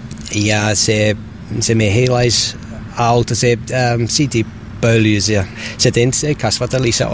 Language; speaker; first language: Finnish; non-native, learner; English